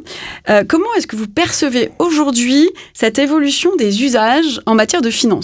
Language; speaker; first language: French; native; French